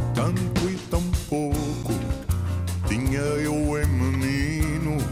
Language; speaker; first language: Portuguese; native; Portuguese